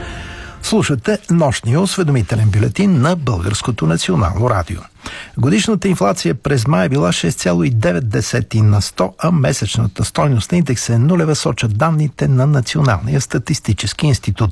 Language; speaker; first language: Bulgarian; native; Bulgarian